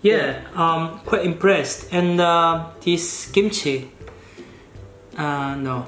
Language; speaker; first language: English; non-native, fluent; Korean